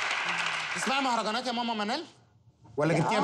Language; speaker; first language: Arabic; native; Arabic